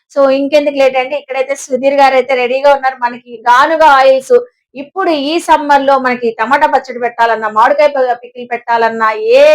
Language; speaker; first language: Telugu; native; Telugu